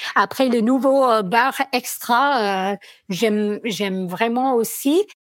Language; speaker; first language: French; non-native, fluent; English